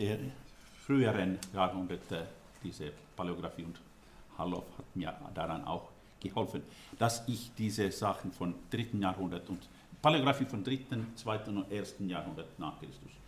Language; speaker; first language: German; non-native, fluent; Finnish